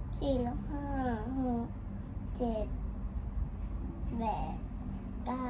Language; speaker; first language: Thai; native; Thai